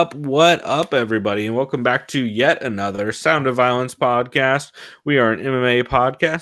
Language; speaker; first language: English; native; English